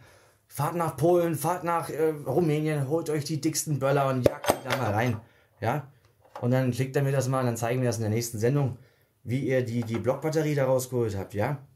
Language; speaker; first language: German; native; German